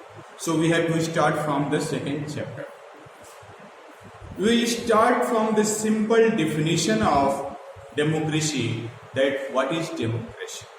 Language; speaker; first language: English; non-native, local second language; Hindi